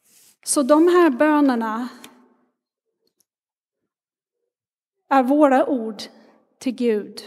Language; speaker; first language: Swedish; non-native, fluent; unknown